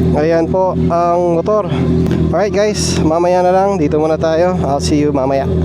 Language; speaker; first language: Filipino; non-native, local second language; Pampanga